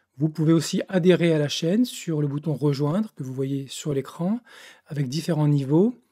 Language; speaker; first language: French; native; French